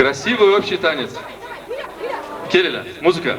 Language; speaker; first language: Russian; non-native, local second language; Uzbek